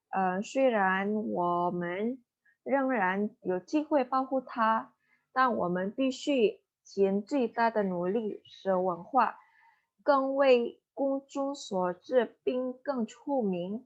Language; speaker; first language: Chinese; non-native, learner; Indonesian